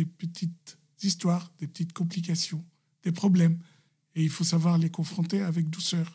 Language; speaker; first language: French; non-native, local second language; Arabic